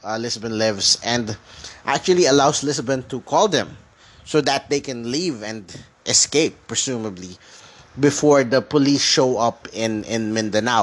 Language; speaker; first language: English; non-native, local second language; Filipino